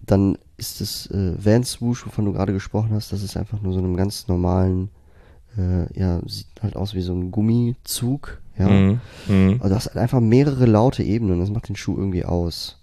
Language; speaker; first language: German; native; German